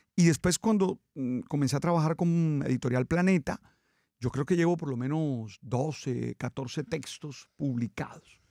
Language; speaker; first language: Spanish; native; Spanish